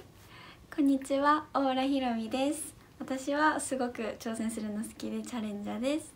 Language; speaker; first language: Japanese; early bilingual, other home language; Portuguese